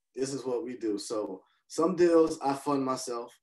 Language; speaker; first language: English; native; English